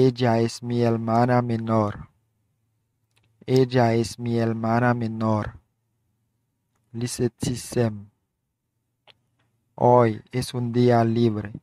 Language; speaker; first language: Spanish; non-native, learner; Haitian Creole